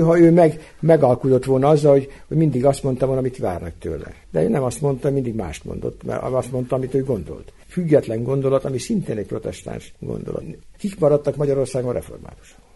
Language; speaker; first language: Hungarian; native; Hungarian